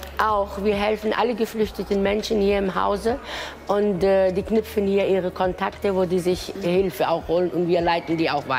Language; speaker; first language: German; non-native, fluent; Turkish